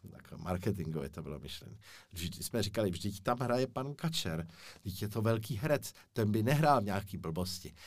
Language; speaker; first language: Czech; native; Czech